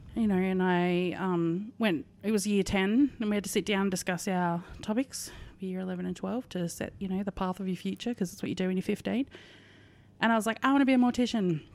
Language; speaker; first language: English; native; English